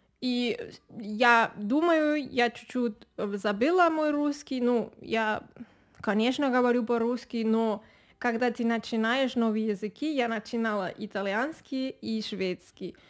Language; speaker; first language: Russian; non-native, fluent; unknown